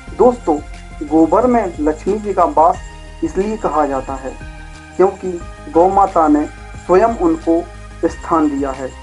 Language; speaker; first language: Hindi; native; Hindi